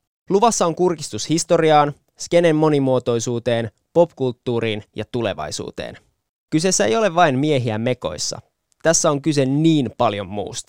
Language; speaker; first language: Finnish; native; Finnish